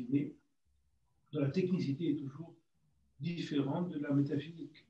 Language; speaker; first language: French; native; French